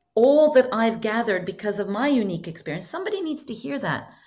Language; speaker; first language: English; non-native, fluent; Norwegian